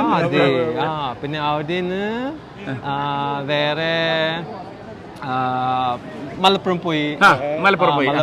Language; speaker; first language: Malayalam; non-native, learner; Chinese